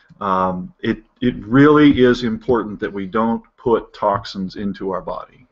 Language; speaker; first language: English; native; English